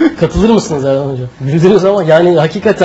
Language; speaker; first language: Turkish; native; Turkish